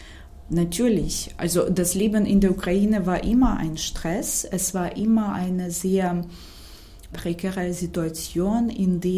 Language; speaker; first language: German; non-native, fluent; Ukrainian